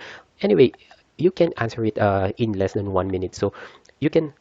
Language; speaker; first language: English; non-native, fluent; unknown